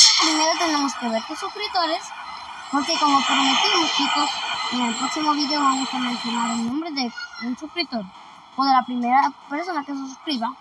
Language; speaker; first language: Spanish; native; Spanish